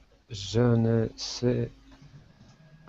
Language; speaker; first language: French; non-native, learner; Russian